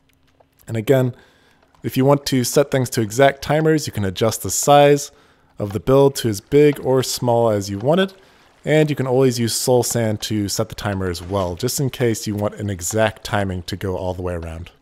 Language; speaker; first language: English; native; English